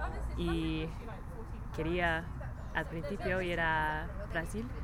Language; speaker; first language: Spanish; non-native, learner; English